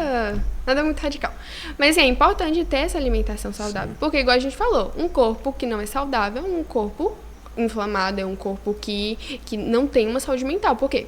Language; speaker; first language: Portuguese; native; Portuguese